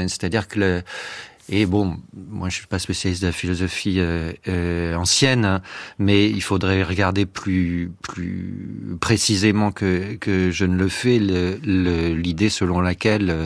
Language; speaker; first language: French; native; French